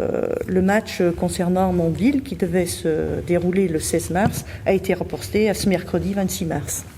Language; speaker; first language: French; native; French